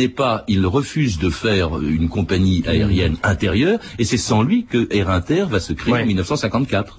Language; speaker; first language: French; native; French